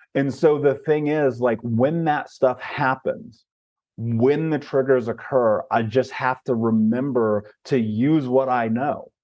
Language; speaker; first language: English; native; English